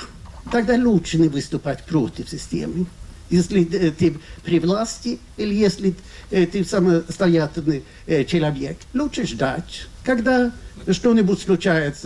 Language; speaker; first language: Russian; non-native, fluent; Swedish